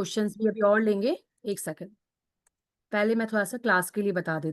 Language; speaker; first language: Hindi; native; Hindi